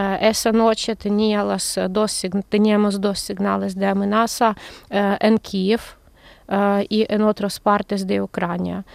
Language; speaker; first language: Spanish; non-native, learner; Ukrainian